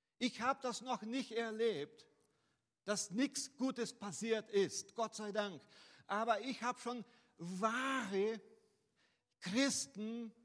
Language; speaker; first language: German; non-native, fluent; Portuguese